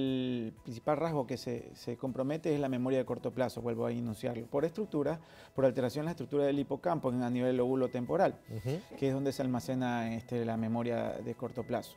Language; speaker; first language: Spanish; native; Spanish